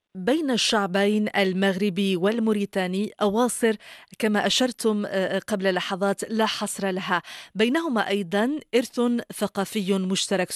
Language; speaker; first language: Arabic; native; Arabic